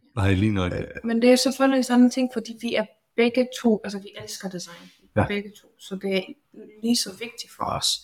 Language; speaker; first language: Danish; non-native, fluent; Polish